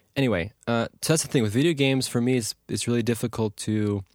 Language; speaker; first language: English; native; English